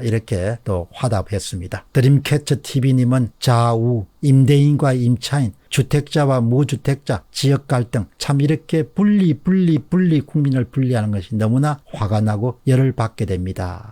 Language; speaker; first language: Korean; native; Korean